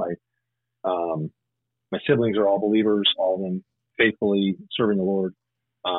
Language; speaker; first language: English; native; English